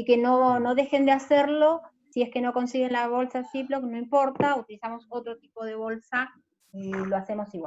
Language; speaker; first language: Spanish; native; Spanish